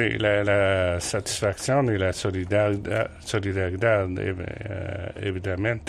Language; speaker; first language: Spanish; non-native, learner; French